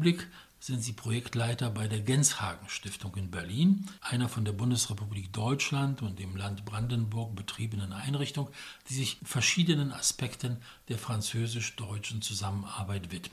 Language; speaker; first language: German; non-native, fluent; Polish